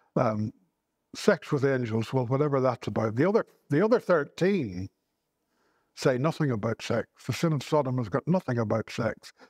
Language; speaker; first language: English; native; English